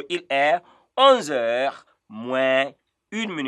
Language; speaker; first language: French; non-native, fluent; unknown